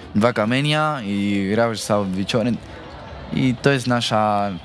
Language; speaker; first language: Polish; non-native, learner; Spanish